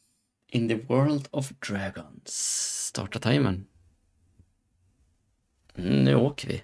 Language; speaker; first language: Swedish; native; Swedish